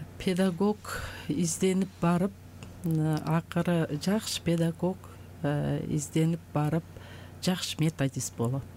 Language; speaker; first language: Kyrgyz; non-native, local second language; Uzbek